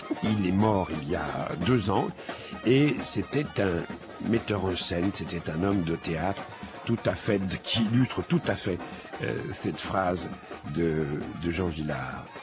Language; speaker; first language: French; native; French